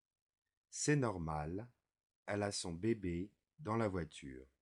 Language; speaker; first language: French; non-native, fluent; English